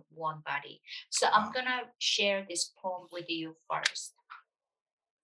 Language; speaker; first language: English; non-native, fluent; Korean